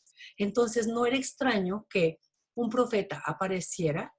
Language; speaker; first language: Spanish; native; Spanish